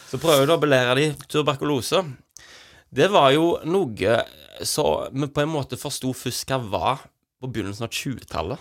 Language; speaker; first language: Norwegian; native; Norwegian